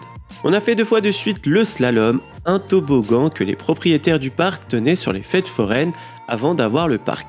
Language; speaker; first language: French; native; French